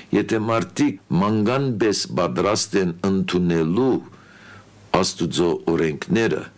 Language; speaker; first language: Armenian; early bilingual, heritage; Armenian